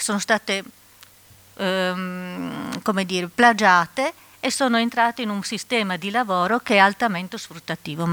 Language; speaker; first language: Italian; native; Italian